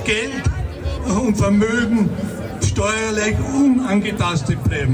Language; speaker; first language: German; native; German